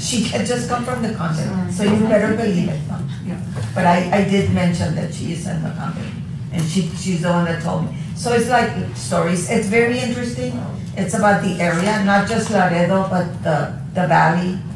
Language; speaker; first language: English; early bilingual, other home language; Spanish